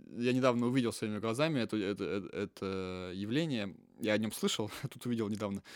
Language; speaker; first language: Russian; native; Russian